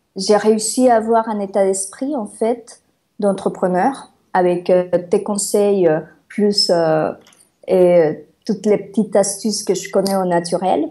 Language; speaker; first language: French; non-native, fluent; Spanish